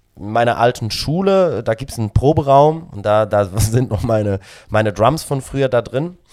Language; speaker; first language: German; non-native, local second language; Romansh